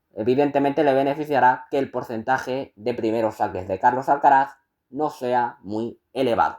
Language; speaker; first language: Spanish; native; Spanish